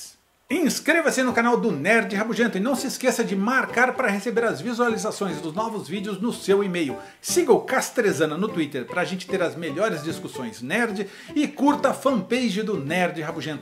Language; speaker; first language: Portuguese; native; Portuguese